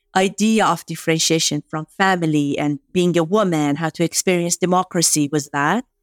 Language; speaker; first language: English; non-native, fluent; Persian